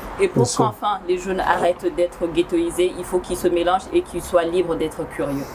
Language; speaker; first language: French; non-native, local second language; Bambara